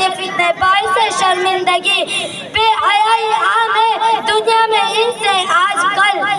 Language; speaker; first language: Hindi; native; Hindi